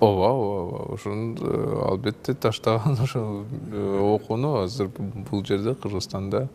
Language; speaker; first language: Kyrgyz; non-native, local second language; Russian